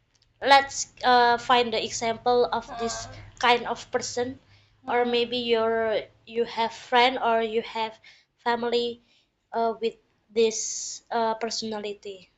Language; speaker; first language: English; non-native, fluent; Indonesian